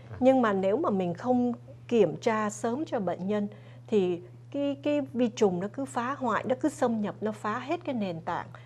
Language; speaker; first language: Vietnamese; early bilingual, other home language; English